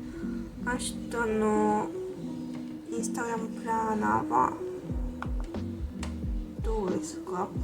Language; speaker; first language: Japanese; non-native, learner; Spanish